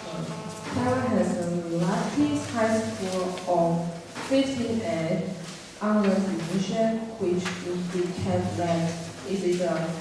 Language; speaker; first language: English; non-native, learner; Chinese